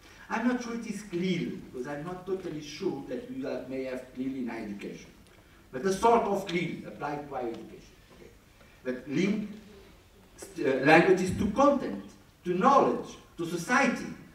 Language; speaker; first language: English; non-native, fluent; Portuguese